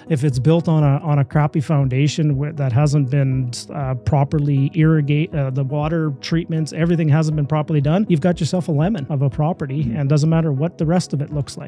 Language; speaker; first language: English; native; English